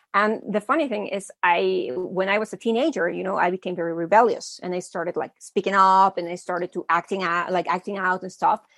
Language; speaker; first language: English; early bilingual, other home language; Spanish